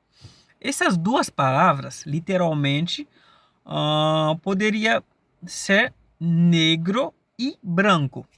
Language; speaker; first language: Portuguese; non-native, fluent; Haitian Creole